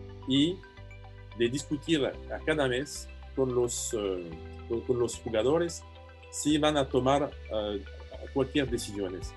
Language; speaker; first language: Spanish; non-native, fluent; French